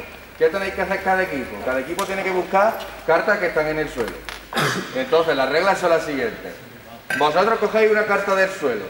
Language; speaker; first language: Spanish; native; Spanish